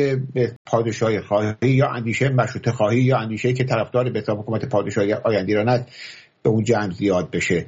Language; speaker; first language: Persian; native; Persian